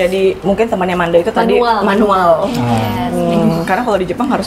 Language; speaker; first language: Indonesian; native; Indonesian